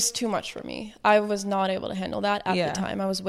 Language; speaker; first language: English; non-native, fluent; Dutch